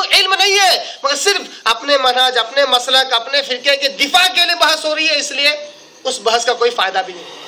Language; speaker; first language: Urdu; native; Urdu